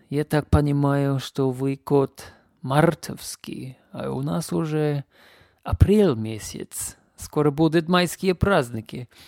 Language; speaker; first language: Russian; non-native, fluent; English